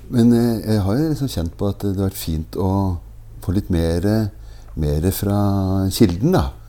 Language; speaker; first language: Norwegian; native; Norwegian